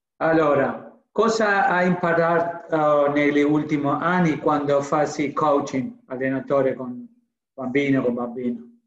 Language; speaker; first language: Italian; non-native, learner; Spanish